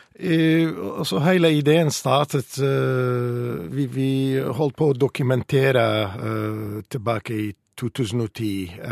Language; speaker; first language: Norwegian; non-native, fluent; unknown